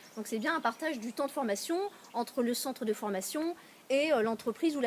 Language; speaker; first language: French; native; French